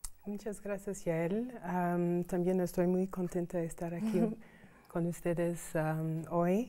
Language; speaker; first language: Spanish; non-native, fluent; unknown